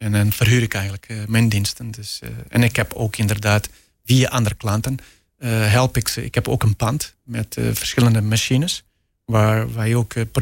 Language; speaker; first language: Dutch; non-native, fluent; Portuguese